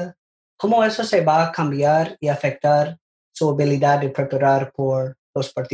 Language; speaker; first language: Spanish; non-native, learner; English